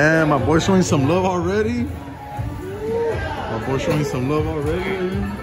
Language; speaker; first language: English; early bilingual, other home language; Spanish